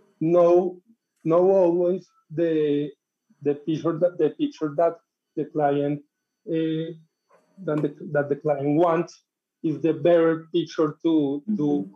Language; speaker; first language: English; non-native, learner; Spanish